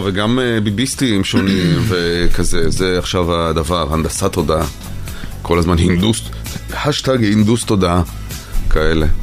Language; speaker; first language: Hebrew; native; Hebrew